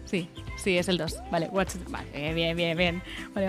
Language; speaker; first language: Spanish; native; Spanish